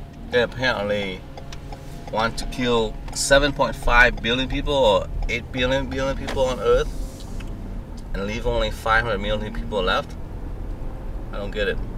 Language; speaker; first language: English; non-native, fluent; Vietnamese